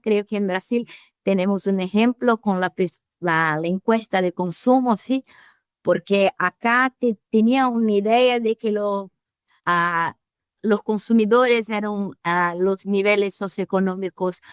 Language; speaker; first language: Spanish; non-native, fluent; Portuguese